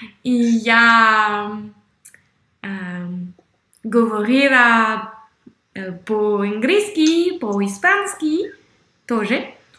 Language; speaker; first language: Russian; non-native, learner; French